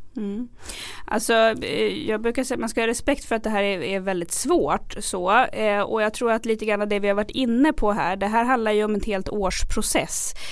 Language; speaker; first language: Swedish; native; Swedish